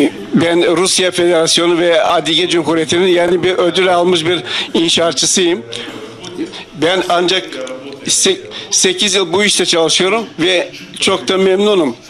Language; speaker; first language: Turkish; non-native, fluent; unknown